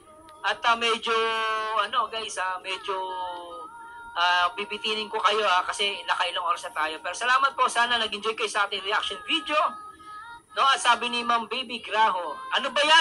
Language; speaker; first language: Filipino; native; Filipino